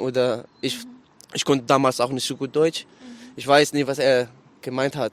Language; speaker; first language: German; non-native, learner; Arabic